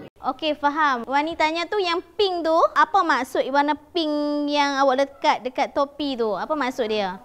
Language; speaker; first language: Malay; native; Malay